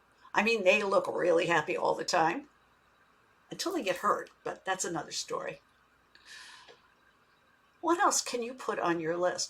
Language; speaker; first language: English; native; English